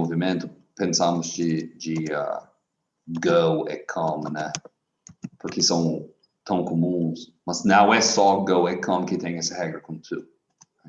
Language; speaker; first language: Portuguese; non-native, fluent; English